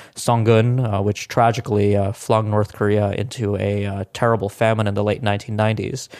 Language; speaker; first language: English; non-native, local second language; Hindi